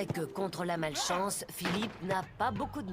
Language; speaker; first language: French; native; French